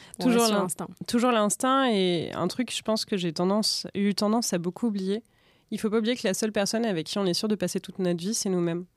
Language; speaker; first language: French; native; French